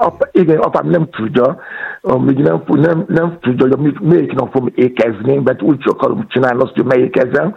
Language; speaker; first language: Hungarian; non-native, fluent; Yoruba